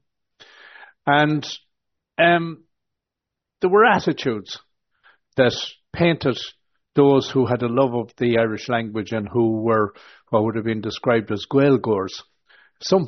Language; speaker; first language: English; native; English